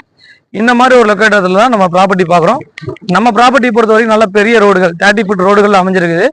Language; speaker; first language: Tamil; native; Tamil